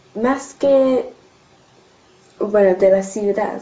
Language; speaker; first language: Spanish; non-native, learner; English